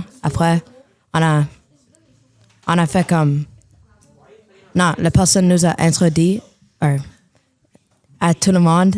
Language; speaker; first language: French; non-native, local second language; English